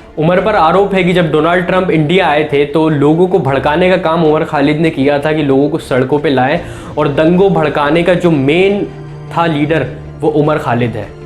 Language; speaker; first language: Hindi; native; Hindi